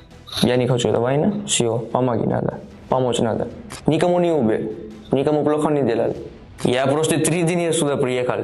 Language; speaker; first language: Russian; non-native, learner; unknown